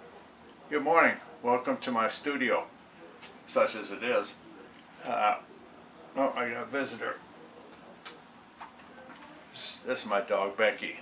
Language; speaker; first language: English; native; English